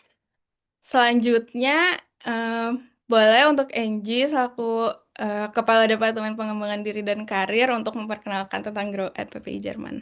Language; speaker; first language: Indonesian; native; Indonesian